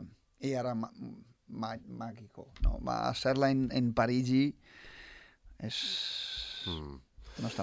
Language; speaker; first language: Spanish; non-native, fluent; Italian